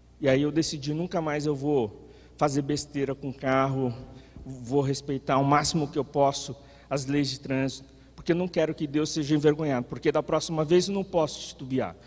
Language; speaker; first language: Portuguese; native; Portuguese